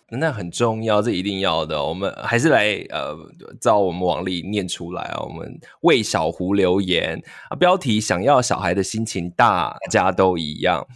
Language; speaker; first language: Chinese; native; Chinese